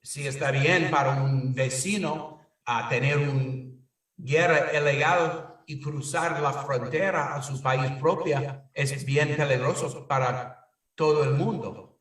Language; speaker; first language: Spanish; non-native, fluent; English